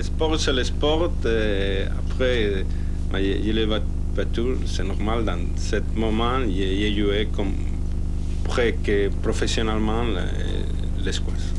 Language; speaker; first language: French; non-native, learner; Spanish